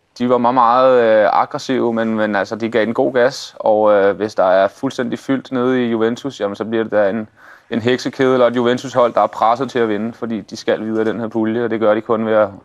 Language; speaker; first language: Danish; native; Danish